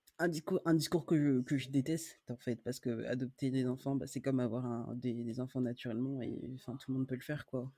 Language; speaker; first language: French; native; French